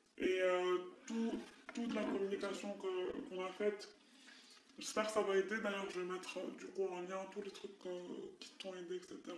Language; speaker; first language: French; non-native, local second language; Arabic